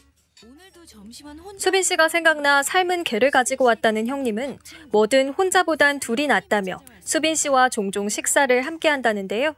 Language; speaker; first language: Korean; native; Korean